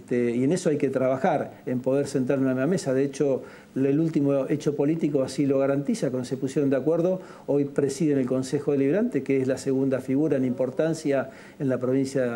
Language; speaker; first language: Spanish; native; Spanish